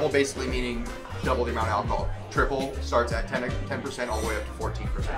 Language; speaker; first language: English; native; English